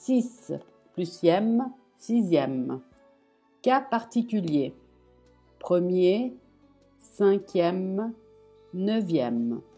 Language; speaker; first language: French; non-native, fluent; Italian